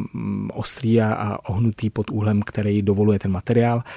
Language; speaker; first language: Czech; native; Czech